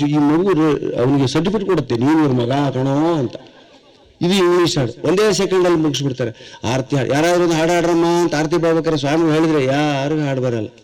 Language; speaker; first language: Kannada; native; Kannada